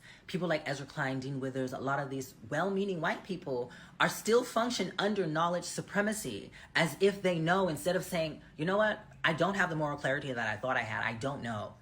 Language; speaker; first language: English; native; English